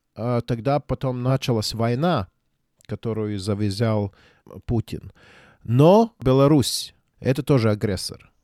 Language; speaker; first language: Russian; non-native, local second language; Latvian